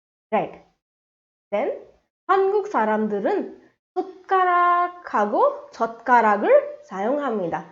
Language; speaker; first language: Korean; non-native, fluent; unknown